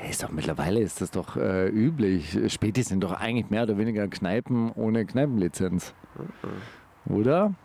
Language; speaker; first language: German; native; German